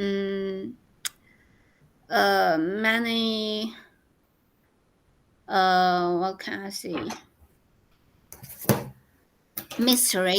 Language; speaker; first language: English; non-native, learner; Chinese